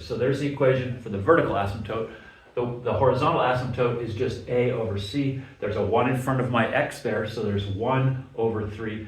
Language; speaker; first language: English; native; English